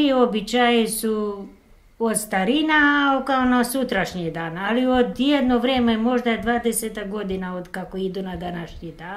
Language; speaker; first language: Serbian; non-native, local second language; Romanian